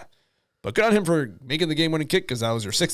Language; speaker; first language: English; native; English